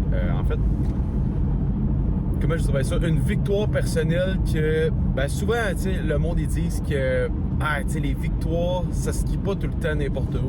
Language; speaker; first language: French; native; French